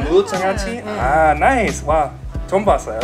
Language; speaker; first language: Korean; non-native, learner; English